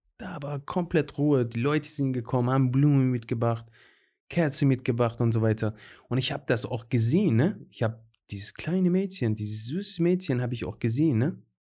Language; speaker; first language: German; non-native, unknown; Persian